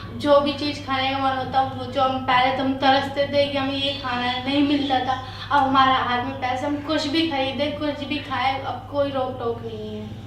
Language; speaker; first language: Hindi; native; Hindi